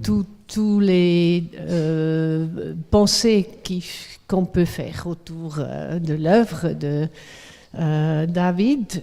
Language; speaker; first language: French; non-native, fluent; Swiss German